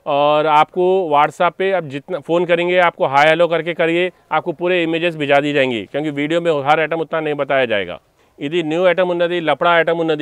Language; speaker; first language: Hindi; non-native, local second language; Telugu